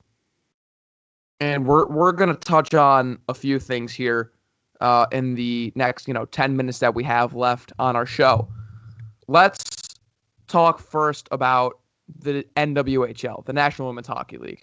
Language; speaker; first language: English; native; English